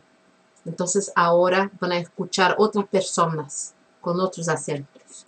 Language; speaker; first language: Spanish; non-native, fluent; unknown